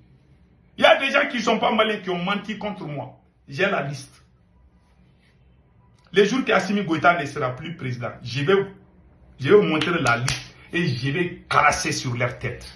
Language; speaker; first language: French; non-native, local second language; Bambara